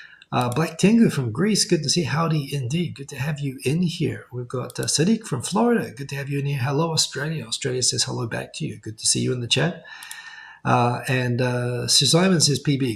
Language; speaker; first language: English; native; English